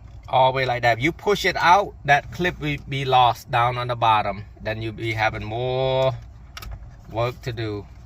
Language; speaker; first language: English; non-native, local second language; Khmer